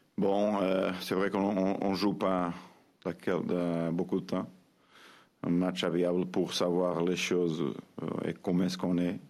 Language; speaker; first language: French; non-native, fluent; Portuguese